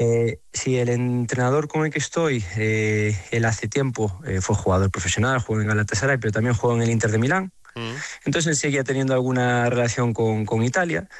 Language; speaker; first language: Spanish; native; Spanish